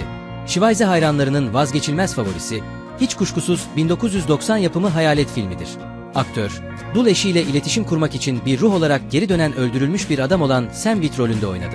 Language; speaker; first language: Turkish; native; Turkish